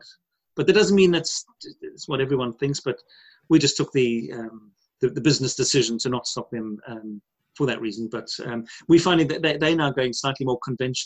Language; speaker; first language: English; native; English